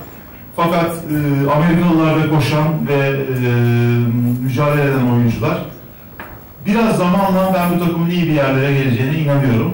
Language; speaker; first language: Turkish; native; Turkish